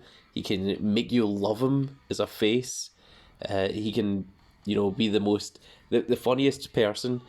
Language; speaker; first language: English; native; English